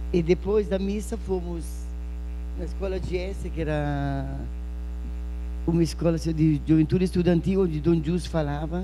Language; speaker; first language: Portuguese; non-native, fluent; Italian